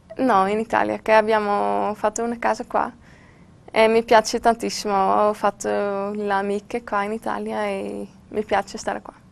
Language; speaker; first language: Italian; non-native, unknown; Dutch